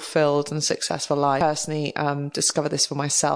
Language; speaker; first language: English; native; English